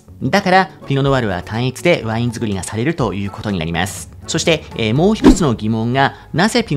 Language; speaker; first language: Japanese; native; Japanese